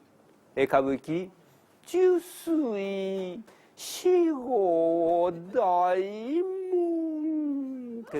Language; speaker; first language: French; non-native, learner; Japanese